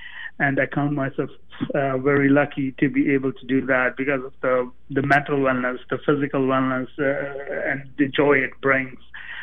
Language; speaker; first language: English; non-native, local second language; Punjabi